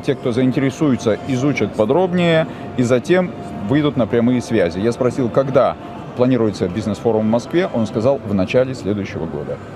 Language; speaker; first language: Russian; native; Russian